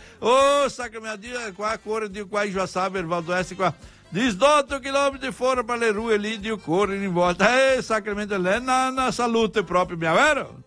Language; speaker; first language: Italian; early bilingual, heritage; Venetian